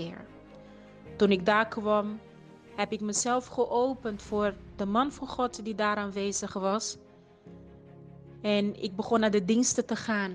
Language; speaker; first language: Dutch; non-native, fluent; Portuguese